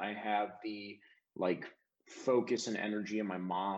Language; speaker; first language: English; native; English